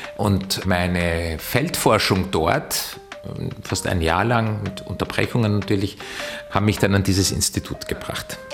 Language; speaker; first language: German; native; German